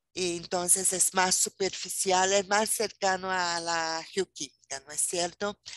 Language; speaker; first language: Spanish; non-native, fluent; Portuguese